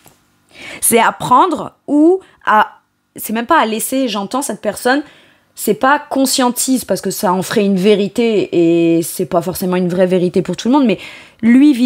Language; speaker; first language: French; native; French